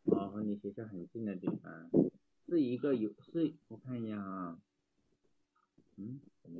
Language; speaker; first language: Chinese; native; Chinese